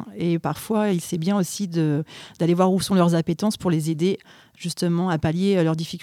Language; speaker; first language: French; native; French